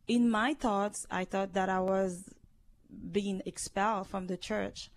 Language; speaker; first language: English; non-native, learner; Haitian Creole